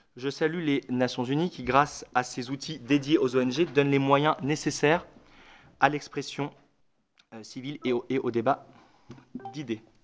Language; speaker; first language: French; native; French